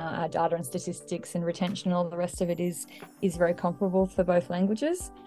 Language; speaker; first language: English; native; English